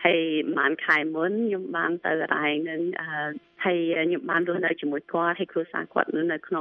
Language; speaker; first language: Khmer; early bilingual, other home language; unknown